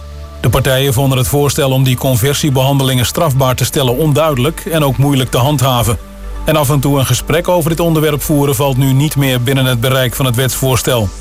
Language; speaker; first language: Dutch; native; Dutch